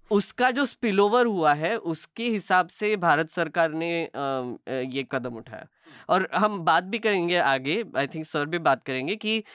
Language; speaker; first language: Hindi; native; Hindi